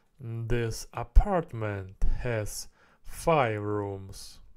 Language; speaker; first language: English; non-native, learner; Russian